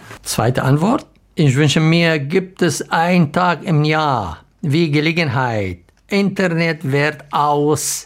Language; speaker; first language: German; non-native, learner; Arabic